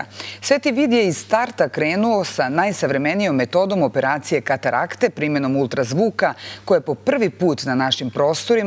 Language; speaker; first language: Bosnian; native; Bosnian